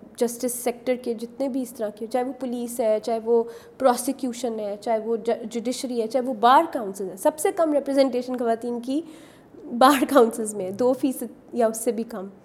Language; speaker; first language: Urdu; native; Urdu